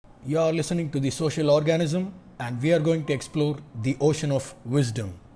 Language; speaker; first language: English; non-native, local second language; Tamil